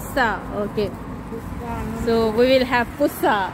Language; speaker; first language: English; non-native, fluent; Urdu